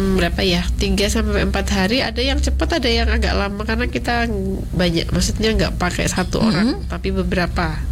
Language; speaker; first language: Indonesian; non-native, local second language; Javanese